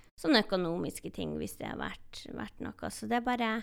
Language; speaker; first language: Norwegian; native; Norwegian